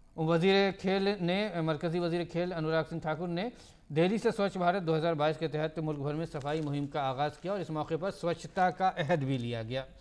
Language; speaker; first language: Urdu; native; Urdu